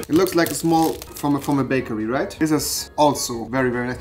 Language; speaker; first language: English; non-native, fluent; German